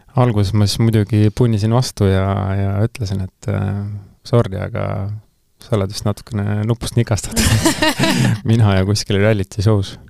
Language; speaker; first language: Estonian; native; Estonian